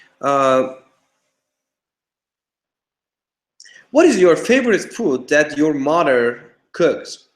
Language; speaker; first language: English; non-native, fluent; Turkish